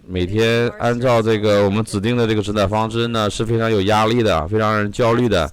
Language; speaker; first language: Chinese; native; Chinese